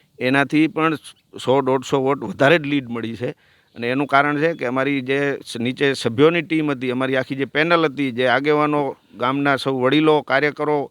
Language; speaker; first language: Gujarati; native; Gujarati